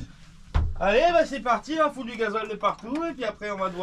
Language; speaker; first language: French; native; French